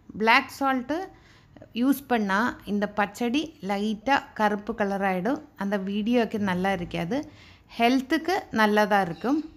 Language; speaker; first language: Tamil; non-native, local second language; Malayalam